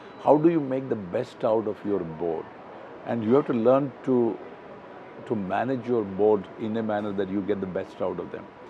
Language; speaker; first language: English; non-native, local second language; Malayalam